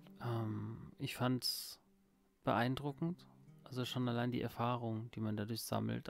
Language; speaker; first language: German; native; German